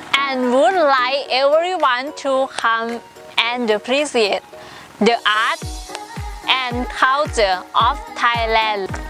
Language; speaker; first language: English; non-native, learner; Thai